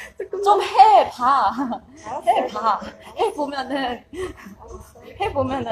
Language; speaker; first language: Korean; non-native, fluent; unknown